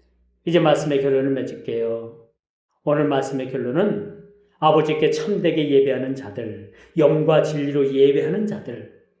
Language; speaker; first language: Korean; native; Korean